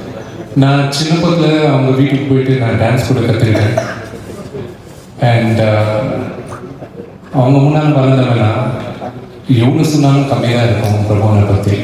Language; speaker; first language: Tamil; non-native, local second language; Telugu